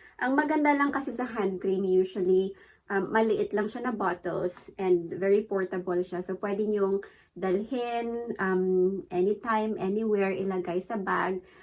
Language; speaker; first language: Filipino; native; Filipino